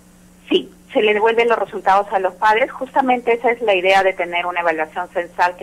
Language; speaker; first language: Spanish; native; Spanish